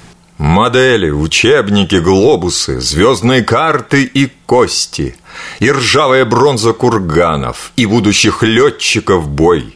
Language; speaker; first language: Russian; native; Russian